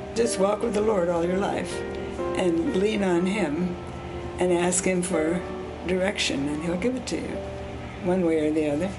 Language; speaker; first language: English; early bilingual, other home language; Swiss German